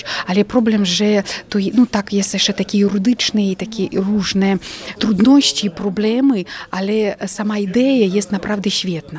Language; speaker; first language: Polish; non-native, fluent; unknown